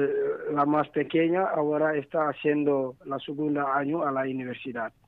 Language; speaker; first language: Spanish; non-native, learner; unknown